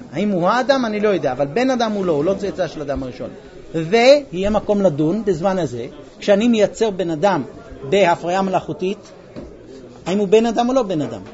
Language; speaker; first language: Hebrew; non-native, fluent; English